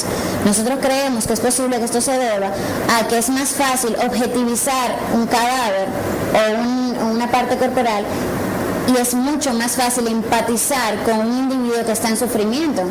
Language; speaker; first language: Spanish; native; Spanish